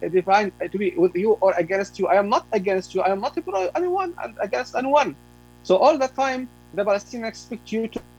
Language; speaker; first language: English; non-native, fluent; Arabic